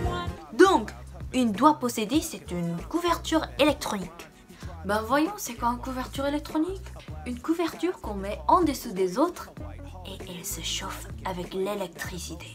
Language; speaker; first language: French; non-native, fluent; Korean